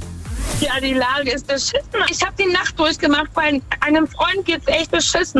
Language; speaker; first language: German; native; German